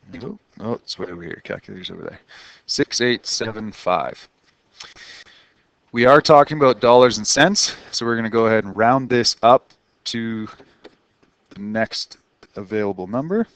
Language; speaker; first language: English; native; English